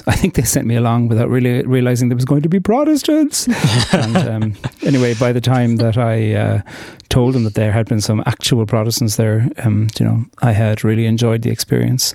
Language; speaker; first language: English; non-native, local second language; Irish